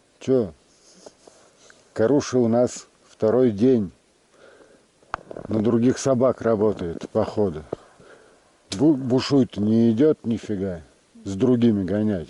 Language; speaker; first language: Russian; native; Russian